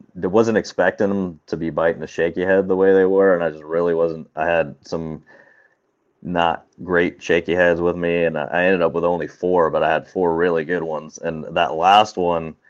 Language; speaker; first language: English; native; English